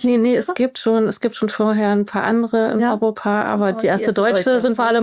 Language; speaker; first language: German; native; German